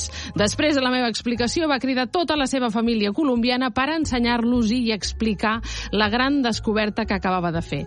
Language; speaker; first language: Catalan; native; Catalan